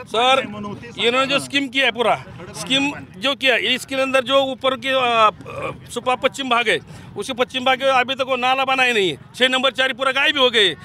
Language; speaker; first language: Hindi; non-native, local second language; Marathi